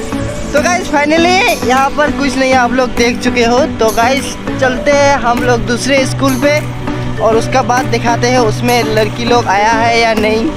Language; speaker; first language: Hindi; non-native, local second language; Bangla